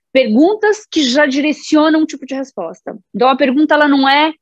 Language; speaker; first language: Portuguese; native; Portuguese